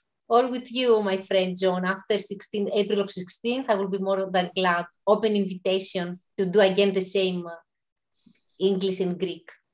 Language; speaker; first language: English; non-native, fluent; Greek